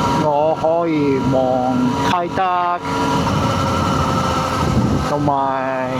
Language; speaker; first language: Cantonese; non-native, learner; Japanese